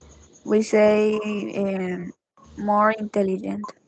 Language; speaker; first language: English; non-native, learner; Spanish